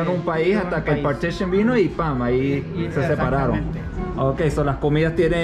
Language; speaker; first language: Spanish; non-native, fluent; English